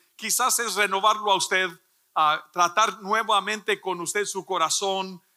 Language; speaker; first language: Spanish; early bilingual, heritage; Spanish